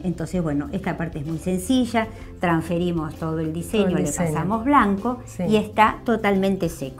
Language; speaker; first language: Spanish; native; Spanish